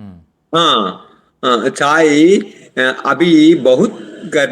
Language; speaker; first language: Hindi; non-native, learner; Telugu